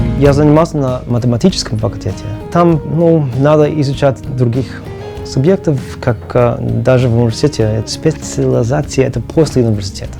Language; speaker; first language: Russian; non-native, learner; English